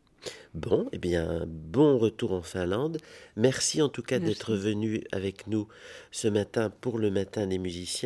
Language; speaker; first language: French; native; French